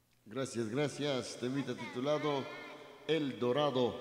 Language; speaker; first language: Spanish; native; Spanish